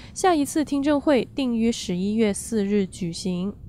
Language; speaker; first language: Chinese; native; Chinese